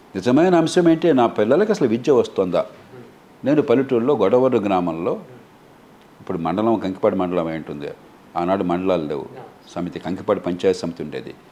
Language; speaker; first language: Telugu; native; Telugu